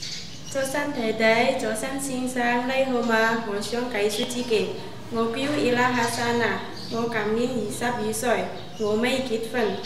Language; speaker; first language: Cantonese; non-native, learner; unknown